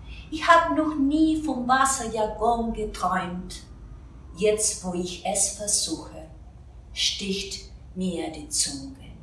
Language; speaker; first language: German; non-native, learner; Spanish